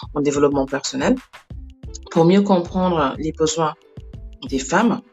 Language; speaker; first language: French; non-native, local second language; Wolof